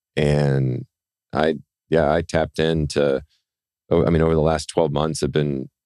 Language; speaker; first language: English; native; English